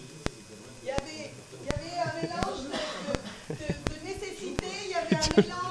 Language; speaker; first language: French; non-native, fluent; Italian